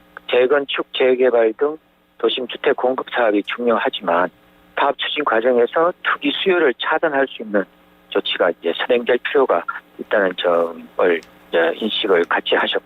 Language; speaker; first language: Korean; native; Korean